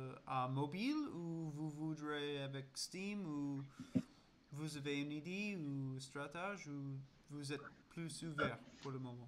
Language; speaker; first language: French; non-native, learner; English